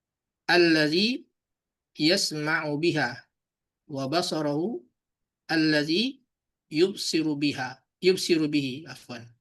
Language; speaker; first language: Arabic; non-native, fluent; Indonesian